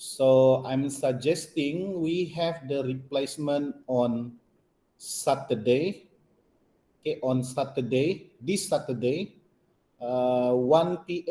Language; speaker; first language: English; non-native, local second language; Malay